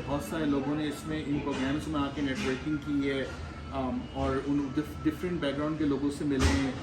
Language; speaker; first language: Urdu; native; Urdu